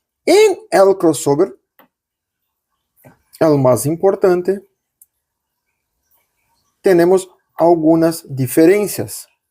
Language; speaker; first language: Spanish; non-native, local second language; Portuguese